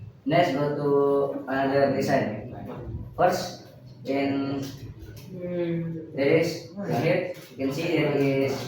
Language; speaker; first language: English; non-native, learner; Indonesian